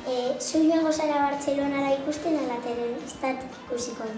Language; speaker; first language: Basque; non-native, local second language; Spanish